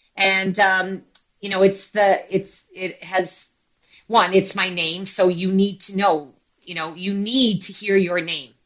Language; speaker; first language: English; native; English